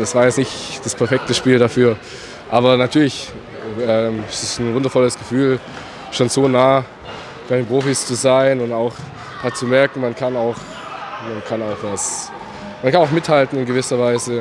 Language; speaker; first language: German; native; German